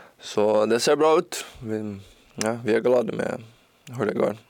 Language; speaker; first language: Swedish; non-native, learner; Portuguese